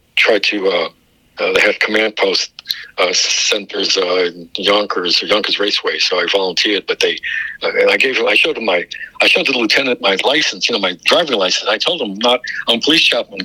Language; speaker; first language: English; native; English